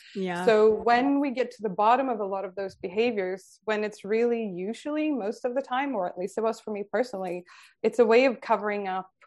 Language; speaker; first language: English; non-native, fluent; Swedish